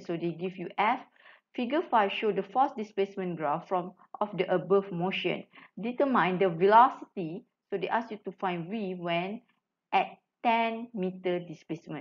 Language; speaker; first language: English; non-native, local second language; Malay